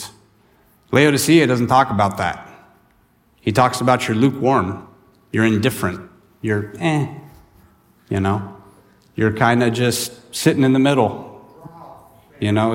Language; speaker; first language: English; native; English